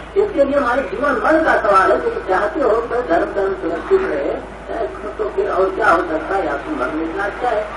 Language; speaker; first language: Hindi; native; Hindi